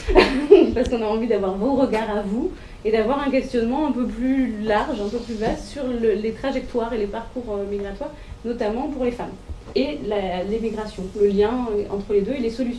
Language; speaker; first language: French; native; French